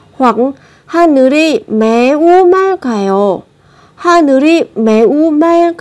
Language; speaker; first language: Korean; non-native, fluent; Vietnamese